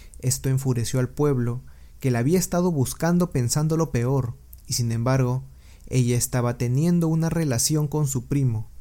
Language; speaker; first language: Spanish; native; Spanish